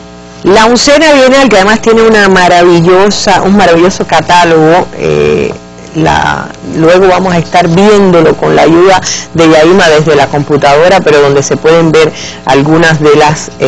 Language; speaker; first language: Spanish; native; Spanish